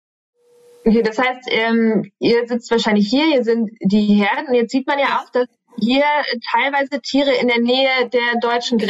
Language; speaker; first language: German; native; German